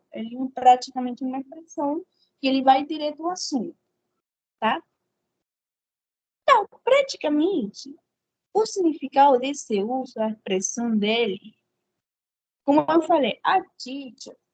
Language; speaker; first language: Portuguese; non-native, fluent; Spanish